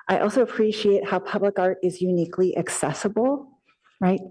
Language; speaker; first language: English; native; English